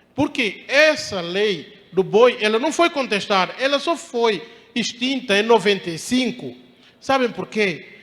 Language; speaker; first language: Portuguese; non-native, local second language; Upper Guinea Crioulo